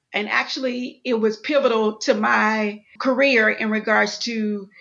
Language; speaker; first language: English; native; English